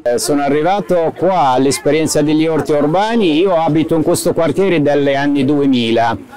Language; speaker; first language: Italian; non-native, fluent; Arabic